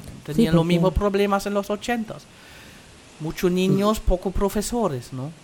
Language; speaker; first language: Spanish; non-native, fluent; German